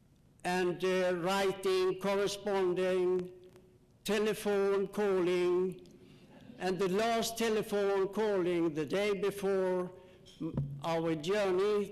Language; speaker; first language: English; non-native, learner; Swedish